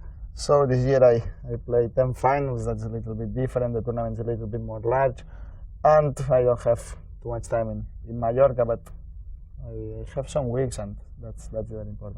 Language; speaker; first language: English; non-native, learner; Spanish